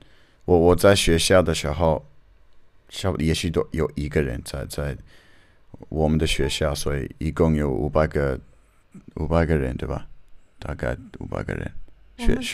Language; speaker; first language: Chinese; non-native, learner; English